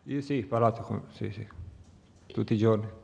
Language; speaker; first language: Italian; non-native, learner; Croatian